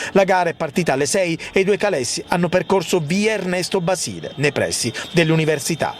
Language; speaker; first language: Italian; native; Italian